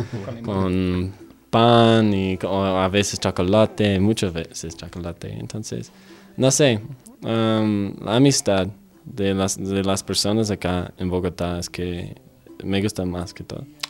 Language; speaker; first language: Spanish; non-native, fluent; English